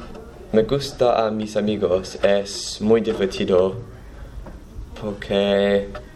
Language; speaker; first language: Spanish; non-native, learner; English